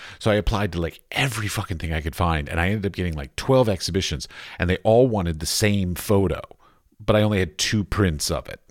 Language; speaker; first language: English; native; English